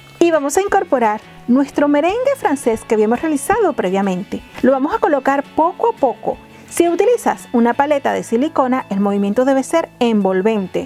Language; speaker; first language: Spanish; native; Spanish